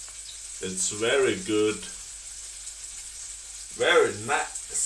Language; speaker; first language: English; non-native, learner; Danish